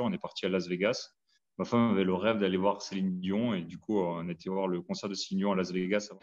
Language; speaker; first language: French; native; French